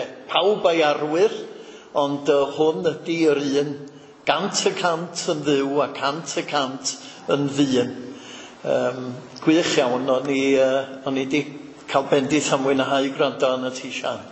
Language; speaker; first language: Welsh; native; Welsh